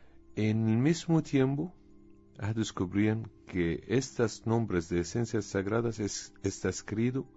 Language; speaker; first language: Spanish; non-native, learner; Arabic